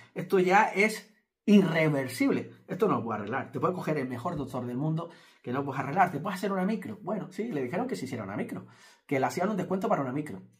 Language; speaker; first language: Spanish; native; Spanish